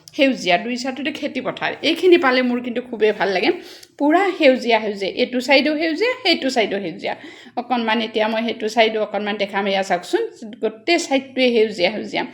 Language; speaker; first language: Assamese; native; Assamese